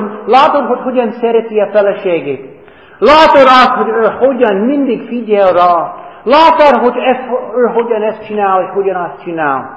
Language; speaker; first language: Hungarian; non-native, fluent; English